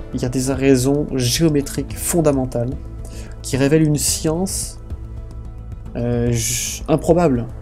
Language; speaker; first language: French; native; French